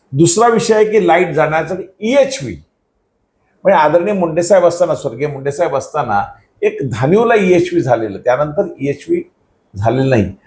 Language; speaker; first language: Marathi; native; Marathi